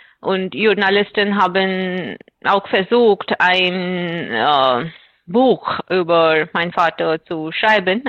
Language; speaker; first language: German; non-native, fluent; Marathi